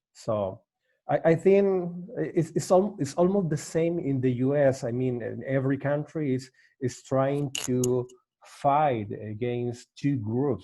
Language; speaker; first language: English; non-native, learner; Spanish